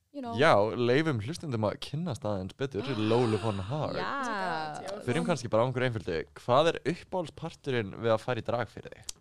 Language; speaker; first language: Icelandic; native; Icelandic